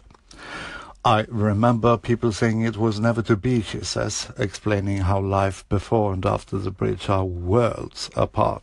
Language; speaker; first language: English; non-native, fluent; Norwegian